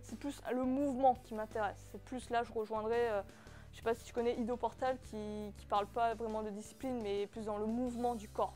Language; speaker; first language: French; native; French